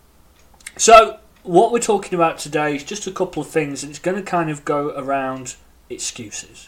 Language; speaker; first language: English; native; English